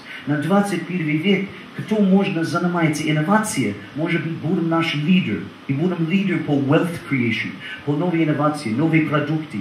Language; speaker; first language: Russian; non-native, learner; English